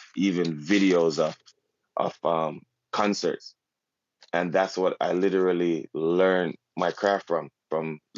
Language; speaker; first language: English; native; English